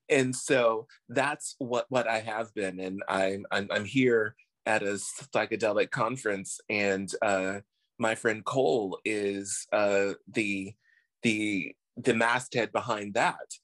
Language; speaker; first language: English; native; English